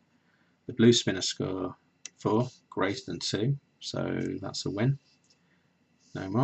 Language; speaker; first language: English; native; English